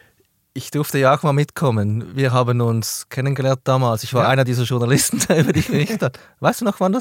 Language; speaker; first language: German; native; German